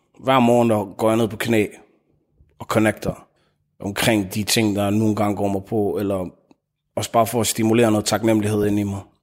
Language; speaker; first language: Danish; early bilingual, other home language; Tigrinya